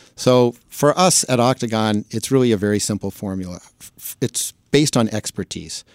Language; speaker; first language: English; native; English